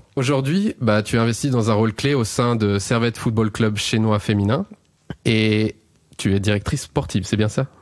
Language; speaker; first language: French; native; French